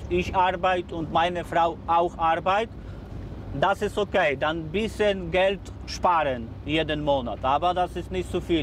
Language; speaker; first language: German; non-native, learner; Polish